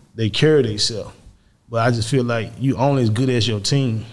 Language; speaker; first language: English; native; English